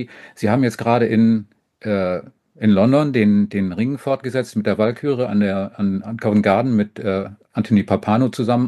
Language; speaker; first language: German; native; German